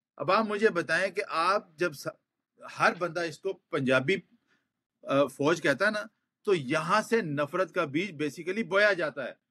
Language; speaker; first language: Urdu; non-native, local second language; Punjabi